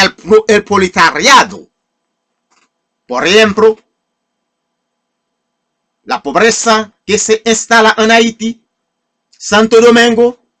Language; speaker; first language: Spanish; non-native, fluent; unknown